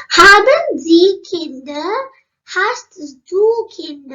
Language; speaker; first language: German; non-native, learner; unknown